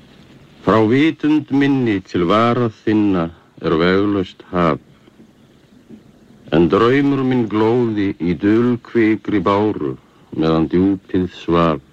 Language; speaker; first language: Icelandic; native; Icelandic